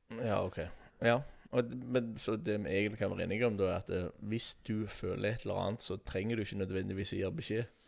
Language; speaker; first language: Norwegian; native; Norwegian